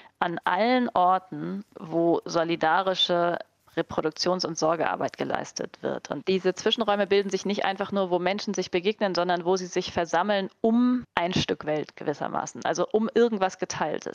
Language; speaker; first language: German; native; German